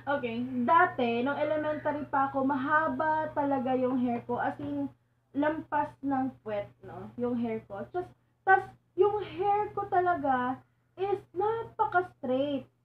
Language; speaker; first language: Filipino; non-native, local second language; Cebuano